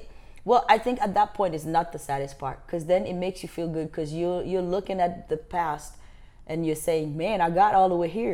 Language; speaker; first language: English; non-native, local second language; Wolof